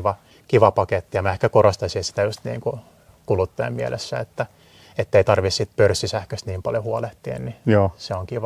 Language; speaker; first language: Finnish; native; Finnish